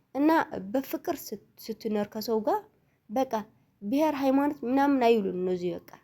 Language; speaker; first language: Amharic; non-native, local second language; Tigrinya